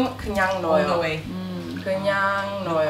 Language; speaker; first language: Korean; non-native, learner; Italian